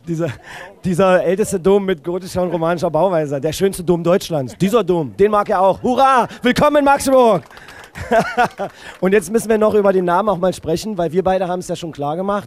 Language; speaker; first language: German; native; German